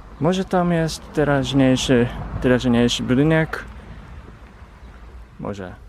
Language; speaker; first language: Polish; non-native, fluent; Japanese